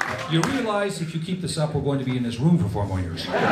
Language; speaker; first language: English; native; English